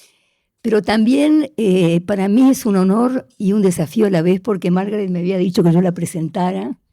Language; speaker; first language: Spanish; native; Spanish